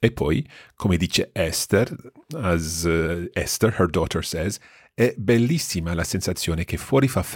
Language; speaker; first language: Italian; non-native, fluent; English